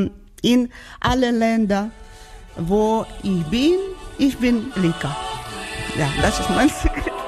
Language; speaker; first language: German; non-native, learner; Georgian